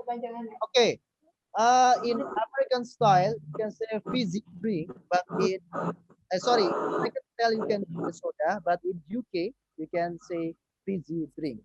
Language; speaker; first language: English; non-native, fluent; Indonesian